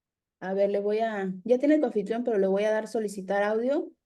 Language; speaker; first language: Spanish; native; Spanish